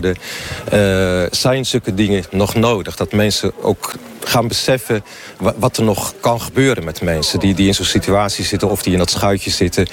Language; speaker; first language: Dutch; native; Dutch